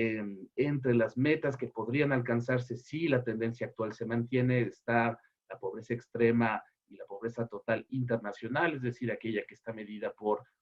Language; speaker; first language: Spanish; native; Spanish